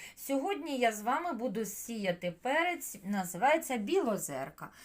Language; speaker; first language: Ukrainian; native; Ukrainian